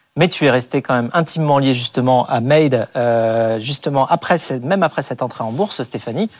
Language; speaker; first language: French; native; French